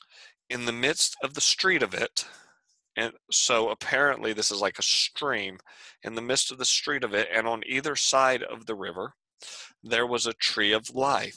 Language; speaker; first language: English; native; English